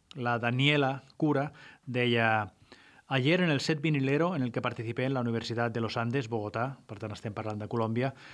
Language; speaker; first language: Spanish; non-native, local second language; Catalan